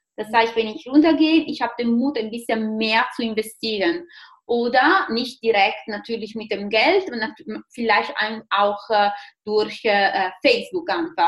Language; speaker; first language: German; non-native, fluent; Italian